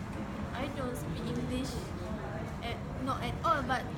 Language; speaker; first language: English; non-native, local second language; Malay